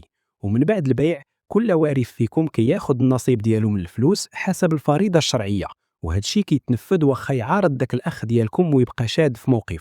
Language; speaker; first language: Arabic; native; Arabic